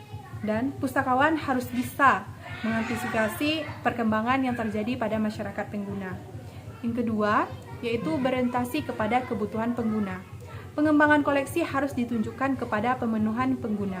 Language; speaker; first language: Indonesian; native; Indonesian